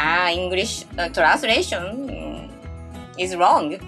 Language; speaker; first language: English; non-native, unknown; Japanese